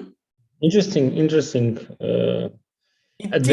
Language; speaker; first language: English; non-native, learner; Russian